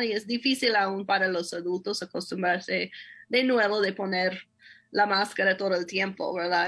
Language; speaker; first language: Spanish; non-native, fluent; English